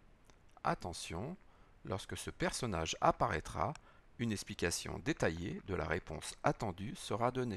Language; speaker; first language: French; native; French